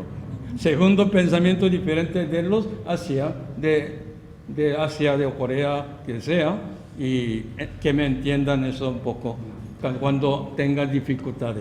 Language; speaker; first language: Spanish; non-native, fluent; Korean